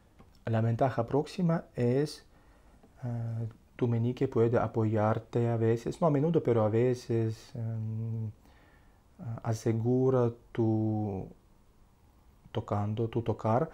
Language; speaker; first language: Spanish; non-native, learner; Russian